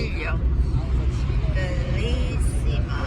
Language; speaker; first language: Italian; non-native, learner; Korean